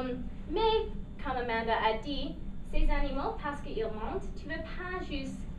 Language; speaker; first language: French; non-native, learner; English